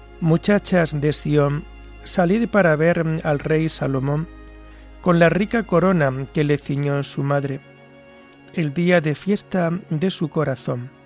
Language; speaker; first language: Spanish; native; Spanish